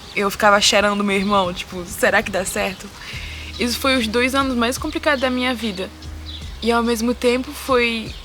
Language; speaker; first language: Portuguese; early bilingual, heritage; Portuguese